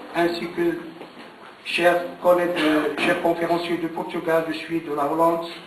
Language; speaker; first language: French; non-native, local second language; Arabic